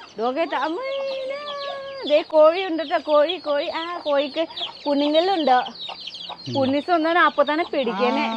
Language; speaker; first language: Malayalam; non-native, learner; Nepali